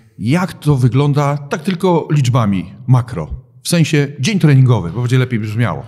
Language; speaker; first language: Polish; native; Polish